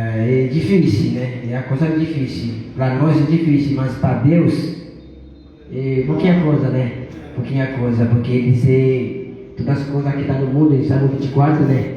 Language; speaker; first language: Portuguese; non-native, local second language; Haitian Creole